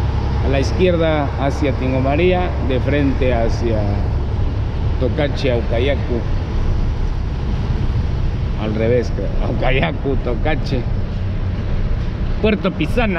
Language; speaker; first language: Spanish; native; Spanish